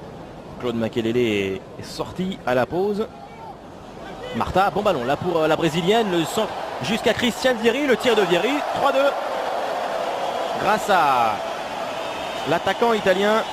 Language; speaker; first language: French; native; French